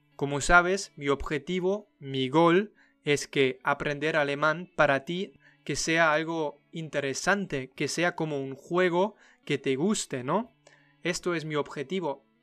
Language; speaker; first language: Spanish; non-native, fluent; German